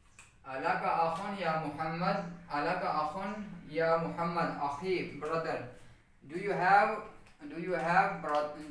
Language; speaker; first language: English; non-native, local second language; Urdu